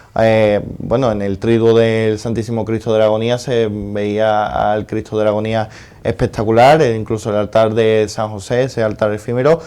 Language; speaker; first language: Spanish; native; Spanish